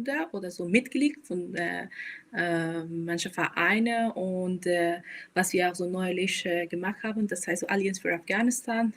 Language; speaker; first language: German; non-native, fluent; Persian